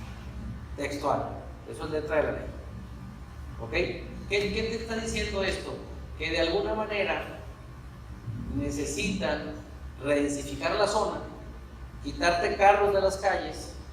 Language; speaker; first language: Spanish; native; Spanish